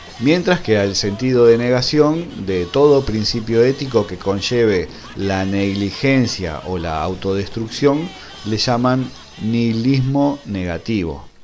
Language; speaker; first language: Spanish; native; Spanish